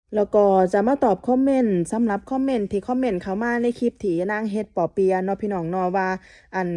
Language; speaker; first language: Thai; native; Thai